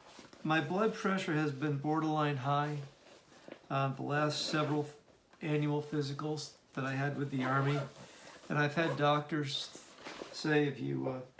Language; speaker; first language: English; native; English